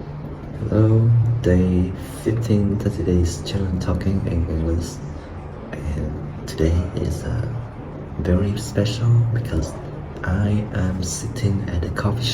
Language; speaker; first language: English; non-native, learner; Vietnamese